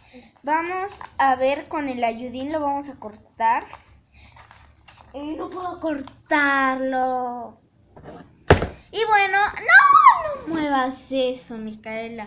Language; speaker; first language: Spanish; native; Spanish